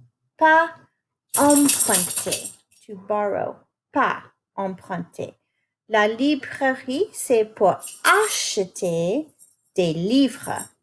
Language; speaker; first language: French; non-native, fluent; English